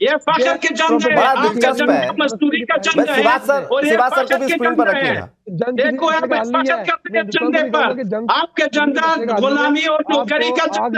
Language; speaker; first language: Hindi; non-native, fluent; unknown